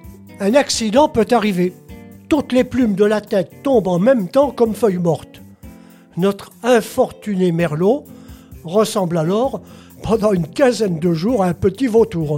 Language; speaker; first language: French; native; French